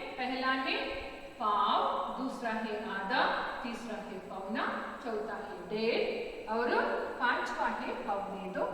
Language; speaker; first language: Hindi; non-native, local second language; Kannada